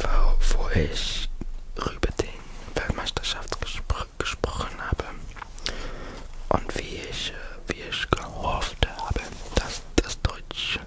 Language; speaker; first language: German; non-native, learner; English